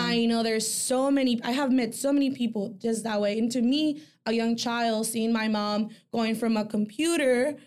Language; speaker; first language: English; early bilingual, other home language; Spanish